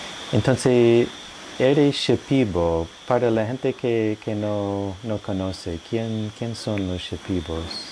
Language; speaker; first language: Spanish; non-native, fluent; English